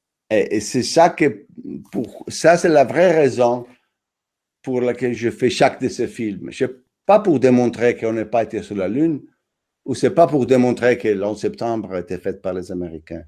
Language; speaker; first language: French; non-native, fluent; Italian